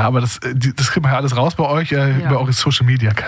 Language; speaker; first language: German; native; German